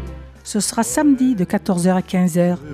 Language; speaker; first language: French; native; French